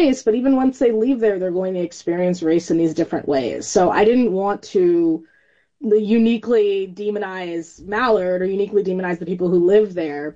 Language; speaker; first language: English; native; English